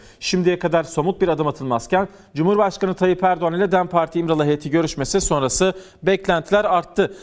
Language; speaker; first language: Turkish; non-native, local second language; Kurdish